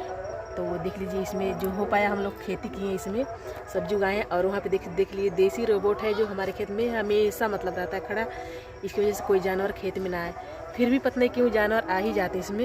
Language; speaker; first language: Hindi; non-native, local second language; Bhojpuri